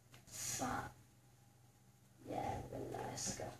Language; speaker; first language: Swedish; early bilingual, other home language; Albanian